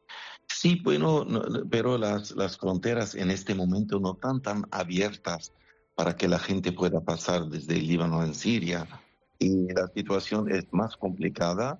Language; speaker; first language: Spanish; non-native, fluent; Arabic